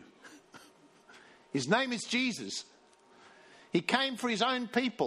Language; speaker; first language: English; native; English